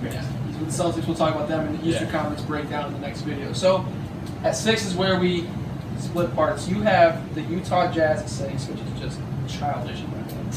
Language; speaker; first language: English; native; English